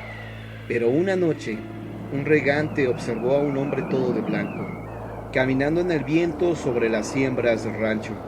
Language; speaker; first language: Spanish; native; Spanish